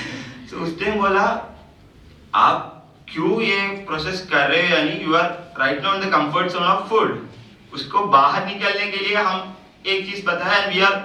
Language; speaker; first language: Hindi; non-native, local second language; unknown